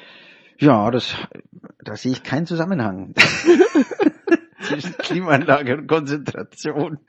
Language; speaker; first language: German; native; German